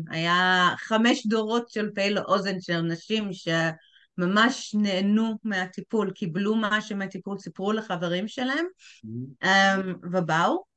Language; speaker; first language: Hebrew; non-native, fluent; English